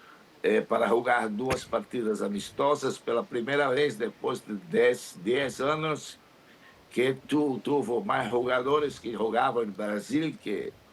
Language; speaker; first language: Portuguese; non-native, learner; Spanish